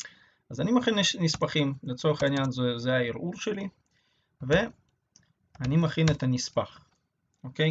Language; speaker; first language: Hebrew; native; Hebrew